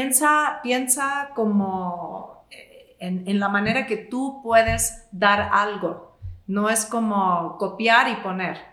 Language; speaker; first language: Spanish; non-native, fluent; English